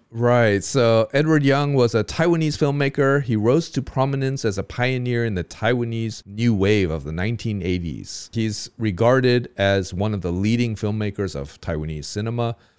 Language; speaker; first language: English; native; English